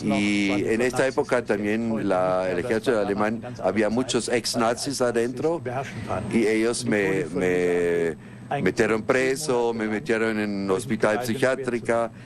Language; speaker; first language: Spanish; non-native, fluent; German